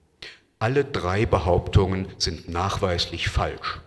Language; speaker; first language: German; native; German